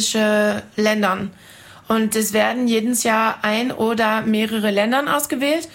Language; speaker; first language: German; non-native, fluent; French